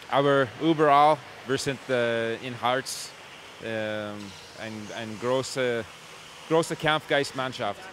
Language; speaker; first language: German; non-native, learner; English